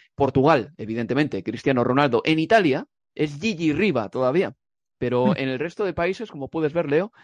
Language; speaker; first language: Spanish; native; Spanish